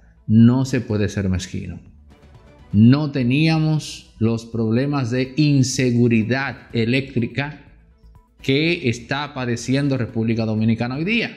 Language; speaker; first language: Spanish; native; Spanish